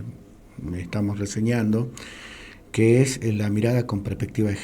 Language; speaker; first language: Spanish; native; Spanish